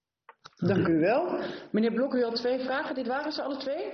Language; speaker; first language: Dutch; native; Dutch